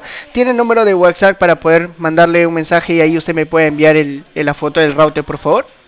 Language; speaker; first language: Spanish; native; Spanish